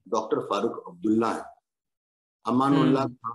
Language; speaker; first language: Hindi; native; Hindi